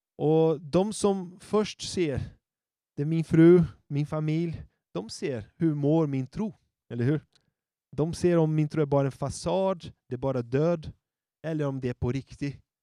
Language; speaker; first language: Swedish; non-native, fluent; Portuguese